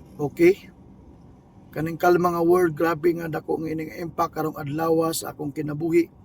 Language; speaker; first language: Cebuano; non-native, local second language; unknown